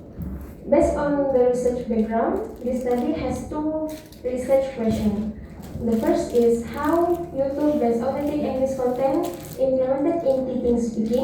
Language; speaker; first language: English; non-native, fluent; Indonesian